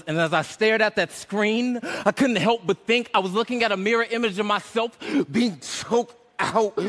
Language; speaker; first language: English; native; English